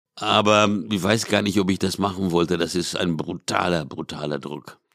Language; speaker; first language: German; early bilingual, other home language; Portuguese